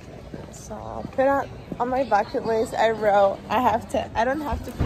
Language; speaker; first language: English; non-native, fluent; Italian